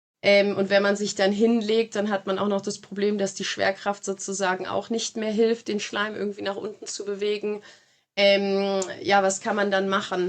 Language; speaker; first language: German; native; German